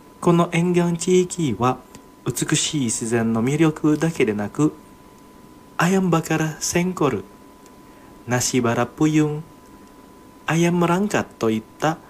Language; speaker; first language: Japanese; non-native, fluent; Indonesian